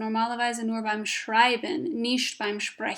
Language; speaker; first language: German; non-native, fluent; English